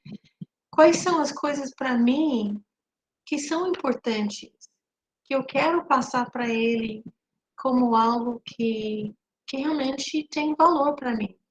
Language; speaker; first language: Portuguese; non-native, fluent; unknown